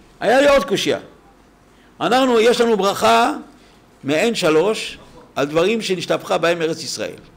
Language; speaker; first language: Hebrew; native; Hebrew